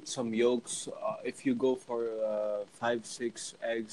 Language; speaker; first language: English; native; English